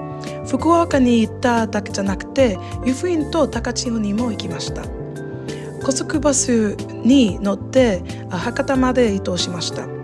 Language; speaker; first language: Japanese; non-native, learner; English